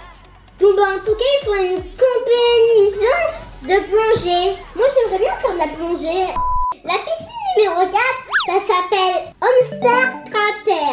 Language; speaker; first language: French; native; French